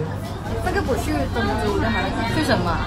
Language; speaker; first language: Chinese; non-native, learner; Thai